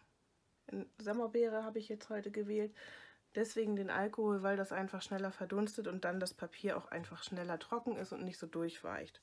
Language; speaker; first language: German; native; German